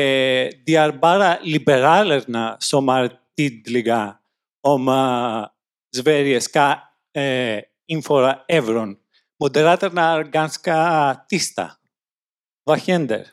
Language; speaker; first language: Swedish; non-native, fluent; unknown